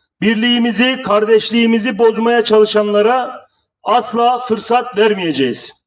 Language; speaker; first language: Turkish; native; Turkish